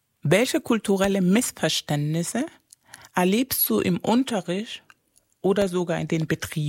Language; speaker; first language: German; non-native, fluent; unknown